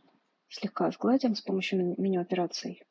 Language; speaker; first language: Russian; native; Russian